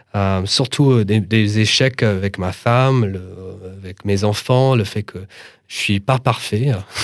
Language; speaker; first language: French; non-native, fluent; English